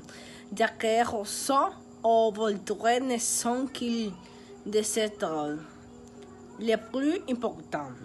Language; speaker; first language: French; non-native, learner; Spanish